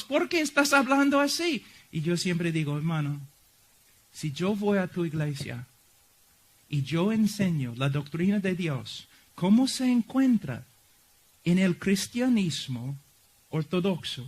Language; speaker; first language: Spanish; non-native, fluent; English